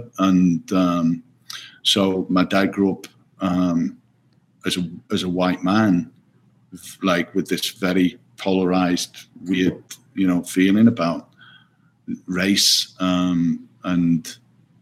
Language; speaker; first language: English; native; English